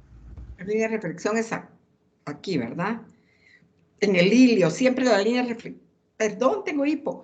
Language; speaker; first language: Spanish; native; Spanish